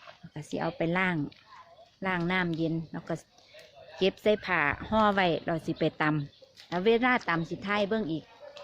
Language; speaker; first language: Thai; native; Thai